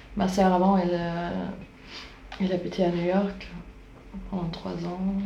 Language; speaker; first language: French; non-native, fluent; Swedish